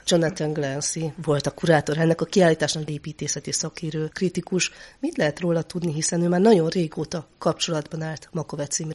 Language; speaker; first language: Hungarian; native; Hungarian